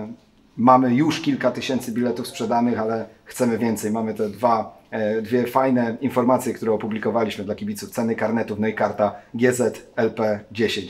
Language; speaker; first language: Polish; native; Polish